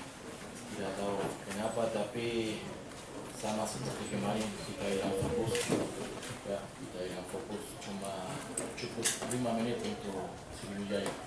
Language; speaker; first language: Indonesian; non-native, learner; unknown